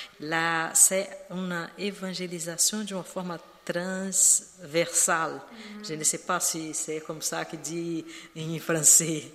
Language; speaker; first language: French; non-native, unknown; Portuguese